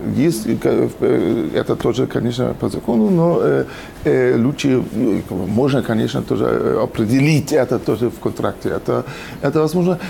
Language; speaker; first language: Russian; non-native, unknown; German